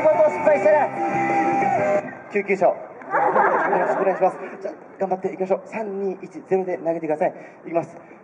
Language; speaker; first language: Japanese; native; Japanese